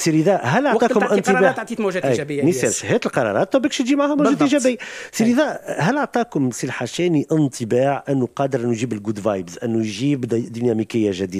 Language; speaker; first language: Arabic; native; Arabic